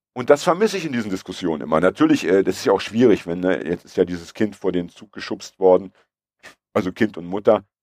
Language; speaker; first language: German; early bilingual, other home language; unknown